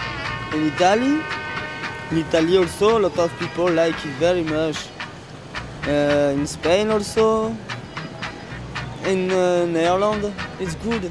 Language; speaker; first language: English; non-native, learner; French